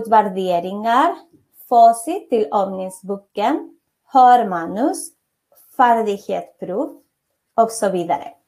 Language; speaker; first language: Swedish; non-native, fluent; Spanish